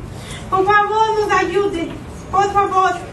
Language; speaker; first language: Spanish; non-native, learner; Portuguese